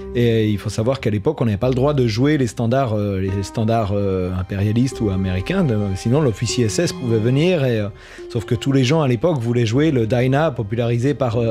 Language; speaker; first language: French; native; French